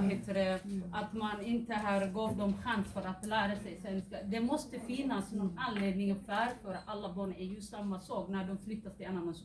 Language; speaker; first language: Swedish; non-native, fluent; Somali